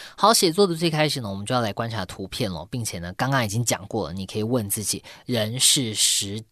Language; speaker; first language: Chinese; native; Chinese